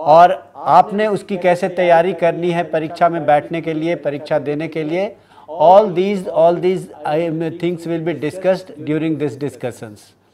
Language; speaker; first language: Hindi; native; Hindi